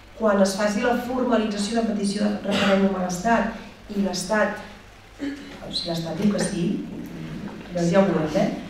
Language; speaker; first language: Catalan; native; Catalan